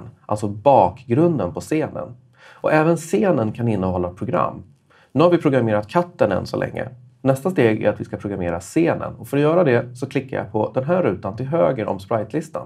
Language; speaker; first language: Swedish; native; Swedish